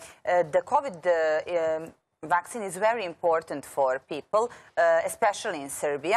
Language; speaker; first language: English; non-native, learner; Serbian